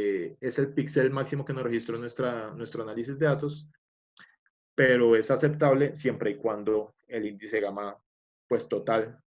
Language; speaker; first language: Spanish; native; Spanish